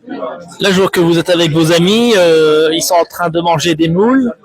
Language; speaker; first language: French; native; French